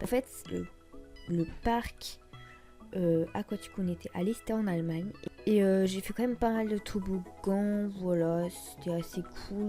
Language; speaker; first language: French; native; French